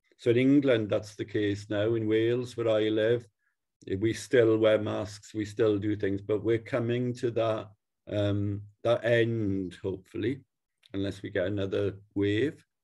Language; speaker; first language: English; native; English